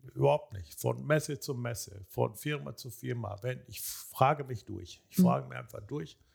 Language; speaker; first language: German; early bilingual, other home language; Turkish